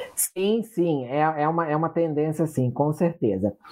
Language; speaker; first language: Portuguese; native; Portuguese